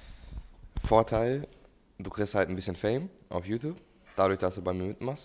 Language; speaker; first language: German; native; German